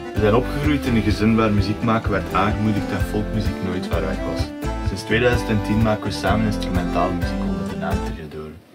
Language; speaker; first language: Dutch; native; Dutch